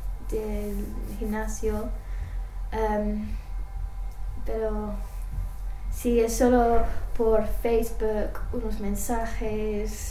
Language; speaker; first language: Spanish; non-native, learner; English